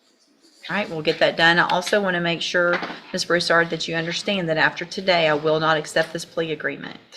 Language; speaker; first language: English; native; English